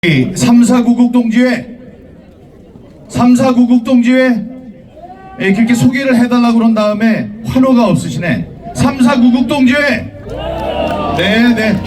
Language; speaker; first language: Korean; native; Korean